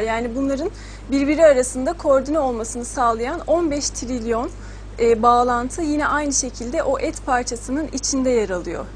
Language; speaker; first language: Turkish; native; Turkish